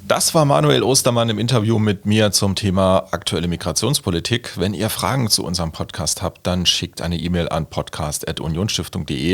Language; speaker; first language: German; native; German